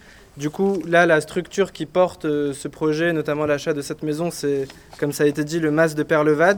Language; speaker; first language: French; native; French